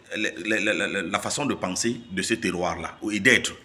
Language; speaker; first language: French; non-native, local second language; Basaa